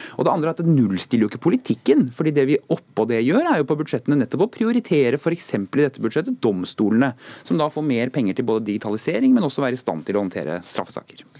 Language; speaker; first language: Norwegian; native; Norwegian